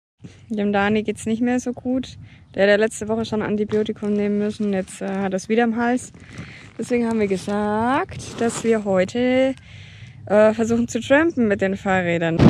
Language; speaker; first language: German; native; German